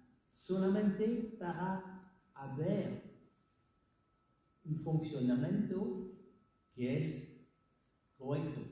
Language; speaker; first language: Spanish; non-native, learner; French